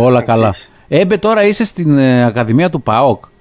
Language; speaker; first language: Greek; native; Greek